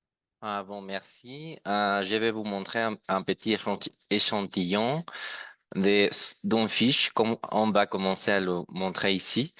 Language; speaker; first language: French; non-native, fluent; Spanish